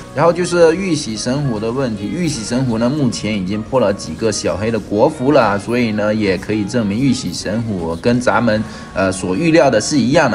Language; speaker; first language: Chinese; native; Chinese